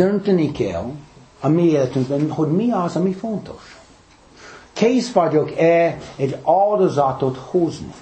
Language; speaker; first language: Hungarian; non-native, fluent; English